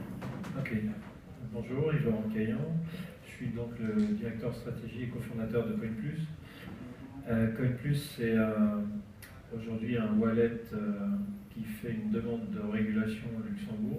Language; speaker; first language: French; native; French